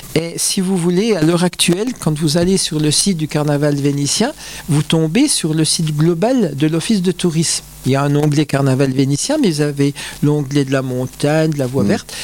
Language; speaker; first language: French; native; French